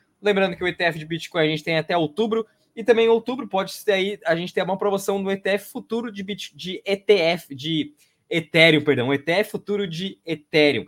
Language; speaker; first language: Portuguese; native; Portuguese